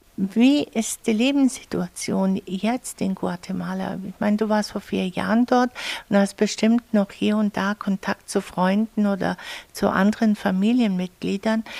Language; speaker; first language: German; native; German